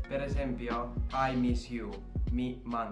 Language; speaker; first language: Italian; non-native, learner; Finnish